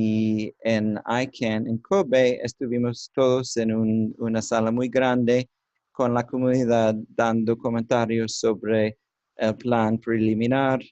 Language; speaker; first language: Spanish; non-native, learner; English